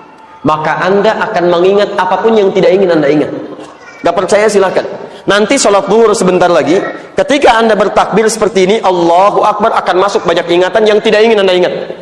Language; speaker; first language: Indonesian; native; Indonesian